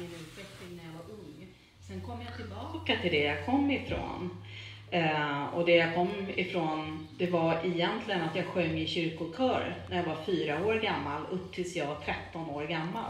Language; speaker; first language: Swedish; native; Swedish